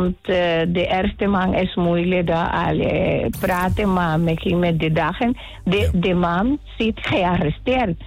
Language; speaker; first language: Dutch; non-native, learner; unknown